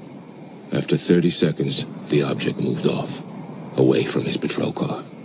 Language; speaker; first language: English; native; English